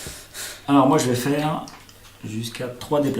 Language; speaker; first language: French; native; French